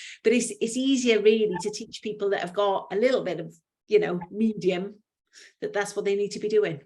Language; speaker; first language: English; native; English